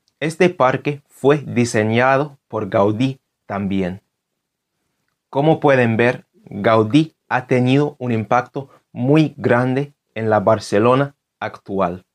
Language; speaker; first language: Spanish; non-native, fluent; English